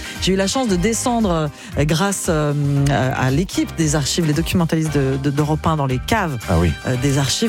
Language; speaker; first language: French; native; French